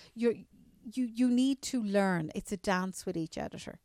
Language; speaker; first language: English; native; English